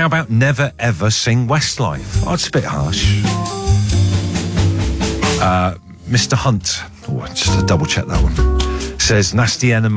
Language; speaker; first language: English; native; English